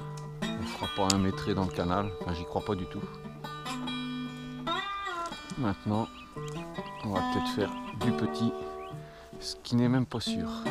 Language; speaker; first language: French; native; French